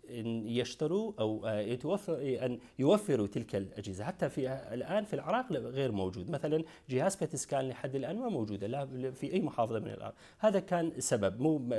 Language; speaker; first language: Arabic; non-native, local second language; Kurdish